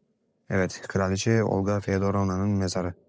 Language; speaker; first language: Turkish; native; Turkish